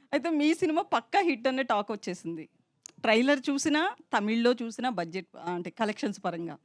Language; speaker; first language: Telugu; native; Telugu